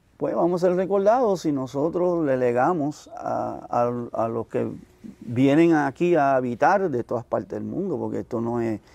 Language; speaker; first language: Spanish; native; Spanish